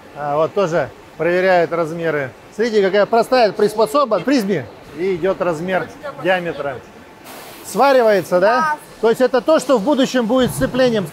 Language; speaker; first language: Russian; native; Russian